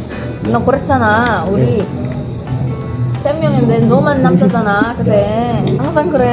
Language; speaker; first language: Korean; non-native, learner; Filipino